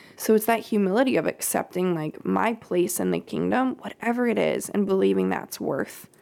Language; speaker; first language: English; native; English